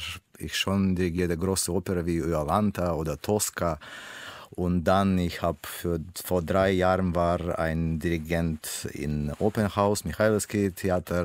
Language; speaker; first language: German; non-native, learner; Russian